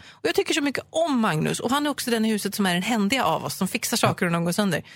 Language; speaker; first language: Swedish; native; Swedish